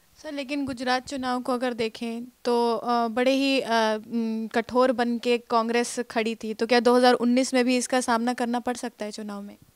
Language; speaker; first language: Hindi; native; Hindi